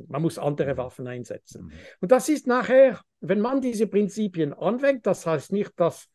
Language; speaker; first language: German; non-native, fluent; French